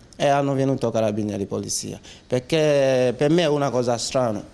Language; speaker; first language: Italian; non-native, learner; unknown